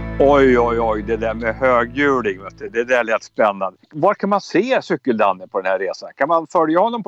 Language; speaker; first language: Swedish; native; Swedish